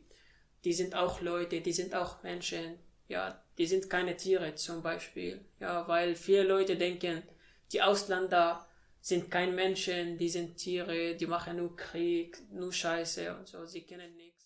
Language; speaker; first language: German; non-native, learner; Arabic